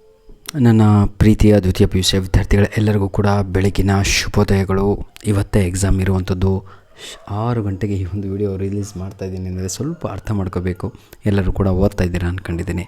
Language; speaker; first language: Kannada; native; Kannada